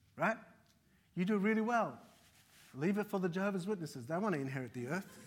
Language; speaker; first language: English; early bilingual, other home language; Arabic